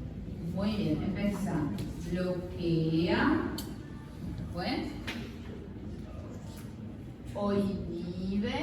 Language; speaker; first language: Spanish; native; Spanish